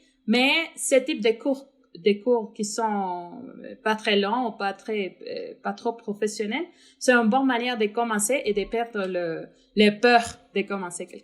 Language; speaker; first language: French; non-native, fluent; Spanish